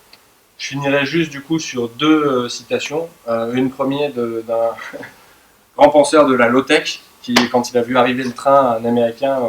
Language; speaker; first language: French; native; French